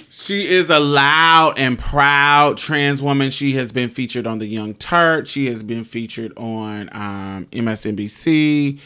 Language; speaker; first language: English; native; English